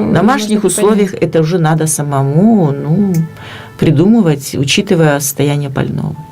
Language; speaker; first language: Russian; native; Russian